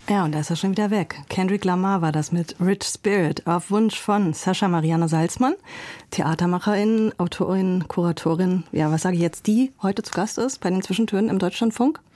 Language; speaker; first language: German; native; German